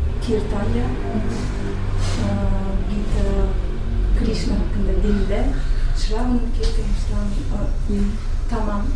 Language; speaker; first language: Turkish; non-native, learner; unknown